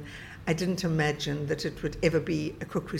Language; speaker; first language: English; native; English